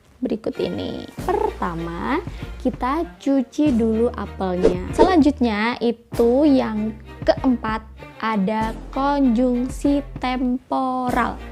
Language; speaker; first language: Indonesian; native; Indonesian